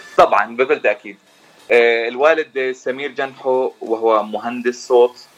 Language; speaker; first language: Arabic; native; Arabic